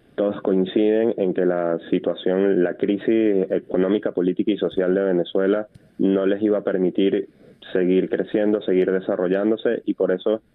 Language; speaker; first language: Spanish; native; Spanish